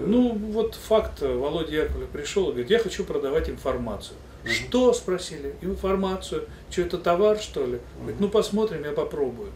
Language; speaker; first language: Russian; native; Russian